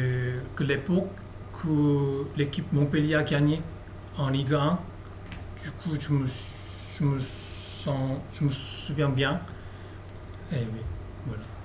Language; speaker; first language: French; non-native, learner; Korean